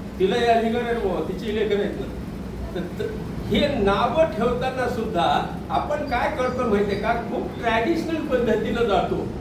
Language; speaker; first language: Marathi; non-native, local second language; Urdu